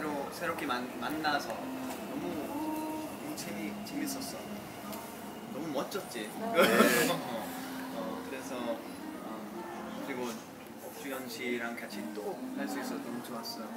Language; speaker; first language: Korean; early bilingual, heritage; English